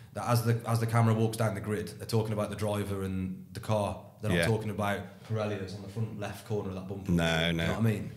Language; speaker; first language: English; native; English